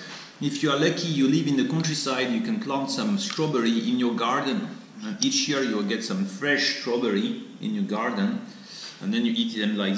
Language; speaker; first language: English; non-native, fluent; French